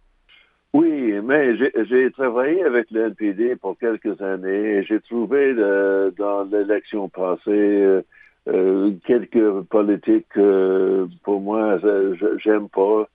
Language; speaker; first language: French; non-native, local second language; English